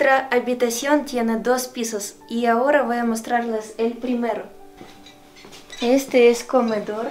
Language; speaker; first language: Spanish; non-native, fluent; Ukrainian